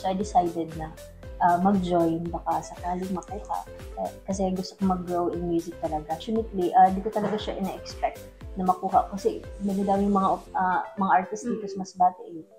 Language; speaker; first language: Filipino; non-native, local second language; Cebuano